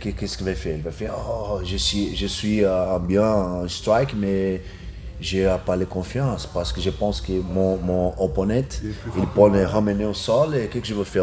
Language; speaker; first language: French; non-native, learner; Portuguese